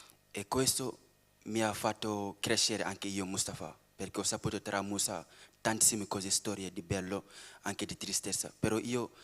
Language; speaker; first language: Italian; non-native, learner; Wolof